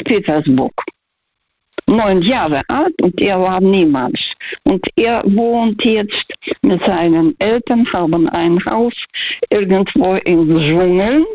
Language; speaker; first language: German; non-native, local second language; Russian